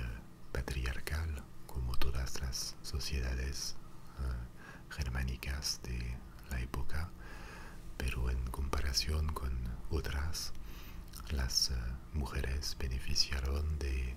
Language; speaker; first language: Spanish; non-native, fluent; French